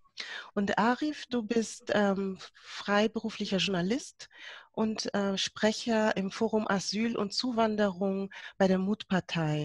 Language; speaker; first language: German; native; German